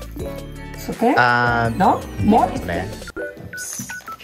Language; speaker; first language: English; non-native, learner; Spanish